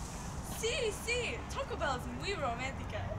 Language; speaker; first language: Spanish; non-native, learner; English